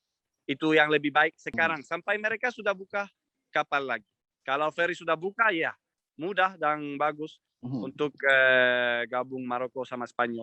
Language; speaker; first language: Indonesian; non-native, fluent; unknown